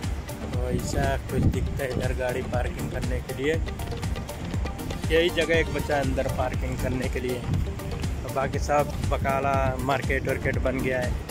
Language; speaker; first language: Hindi; non-native, local second language; Bhojpuri